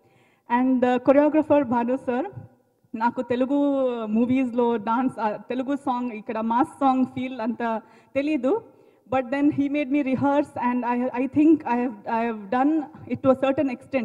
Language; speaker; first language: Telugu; non-native, learner; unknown